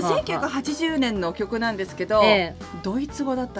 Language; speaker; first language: Japanese; native; Japanese